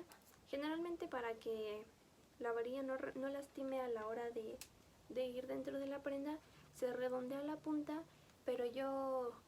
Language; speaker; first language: Spanish; native; Spanish